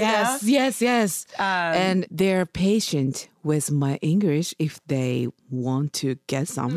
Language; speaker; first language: English; non-native, learner; Japanese